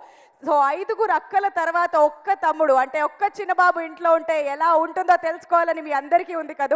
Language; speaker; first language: Telugu; native; Telugu